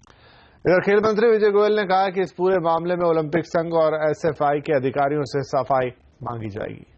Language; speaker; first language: Hindi; native; Hindi